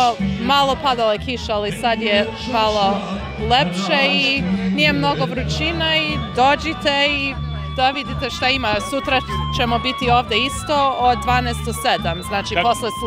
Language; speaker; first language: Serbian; early bilingual, heritage; Serbian